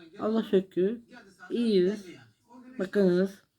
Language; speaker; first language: Turkish; non-native, learner; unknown